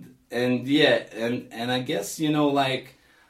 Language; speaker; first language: English; non-native, fluent; Lithuanian